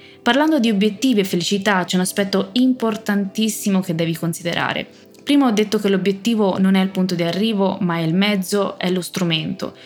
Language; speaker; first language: Italian; native; Italian